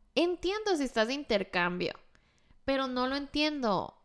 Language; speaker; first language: Spanish; early bilingual, heritage; Spanish